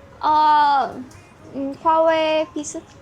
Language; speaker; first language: Korean; non-native, learner; Vietnamese